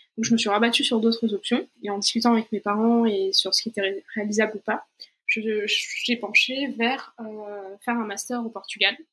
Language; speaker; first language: French; non-native, fluent; Portuguese